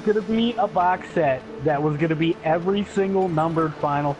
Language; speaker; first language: English; native; English